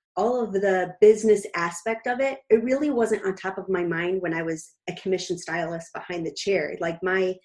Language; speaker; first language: English; native; English